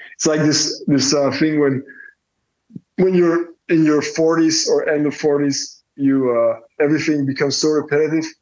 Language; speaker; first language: English; non-native, fluent; Dutch